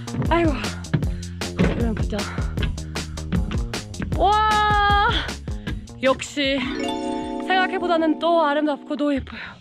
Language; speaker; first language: Korean; non-native, fluent; Turkish